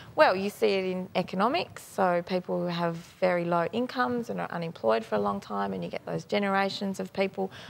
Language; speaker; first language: English; native; English